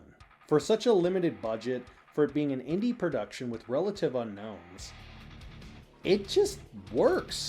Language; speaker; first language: English; native; English